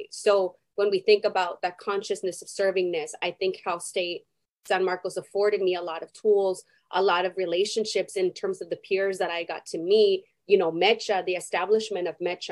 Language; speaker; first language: English; non-native, fluent; Spanish